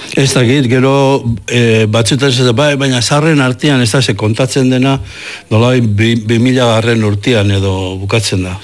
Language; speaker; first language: Basque; native; Basque